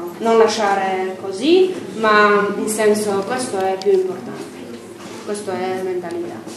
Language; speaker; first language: Italian; non-native, learner; Armenian